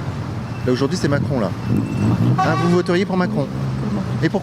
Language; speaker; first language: French; native; French